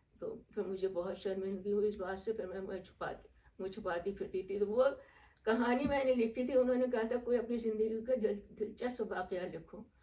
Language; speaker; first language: Urdu; native; Urdu